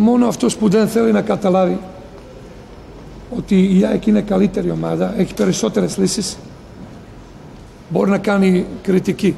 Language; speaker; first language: Greek; non-native, fluent; Serbian